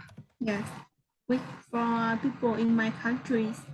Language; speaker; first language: English; non-native, learner; Vietnamese